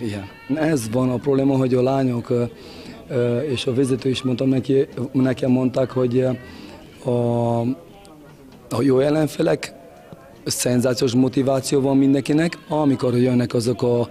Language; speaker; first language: Hungarian; non-native, learner; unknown